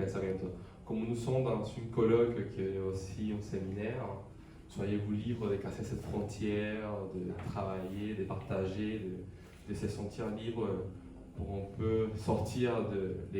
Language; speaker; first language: French; non-native, fluent; Spanish